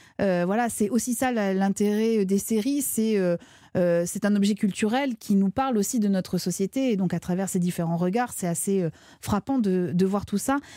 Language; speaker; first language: French; native; French